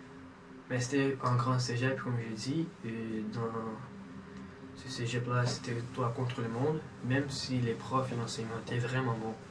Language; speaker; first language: French; non-native, fluent; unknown